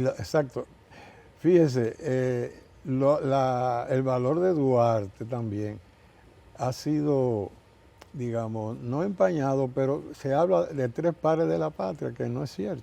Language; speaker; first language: Spanish; native; Spanish